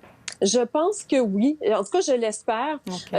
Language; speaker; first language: French; native; French